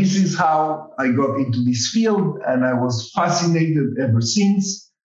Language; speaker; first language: English; non-native, fluent; Spanish